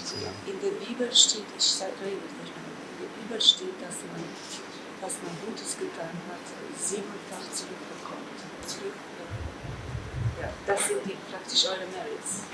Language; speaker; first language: German; non-native, fluent; Polish